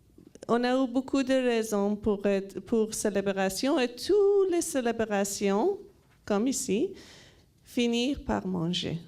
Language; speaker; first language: French; non-native, learner; Persian